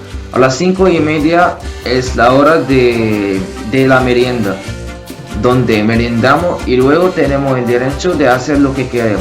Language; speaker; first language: Spanish; non-native, fluent; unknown